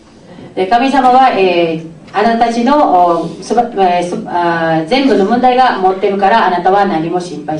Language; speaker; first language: Japanese; non-native, fluent; Filipino